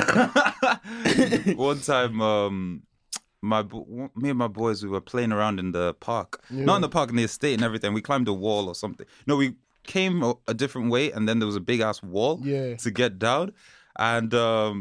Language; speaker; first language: English; native; English